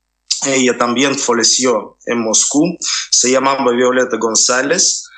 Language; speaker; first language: Spanish; non-native, fluent; Russian